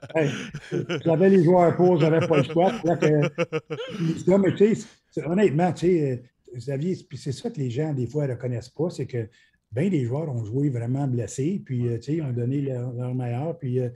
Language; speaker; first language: French; native; French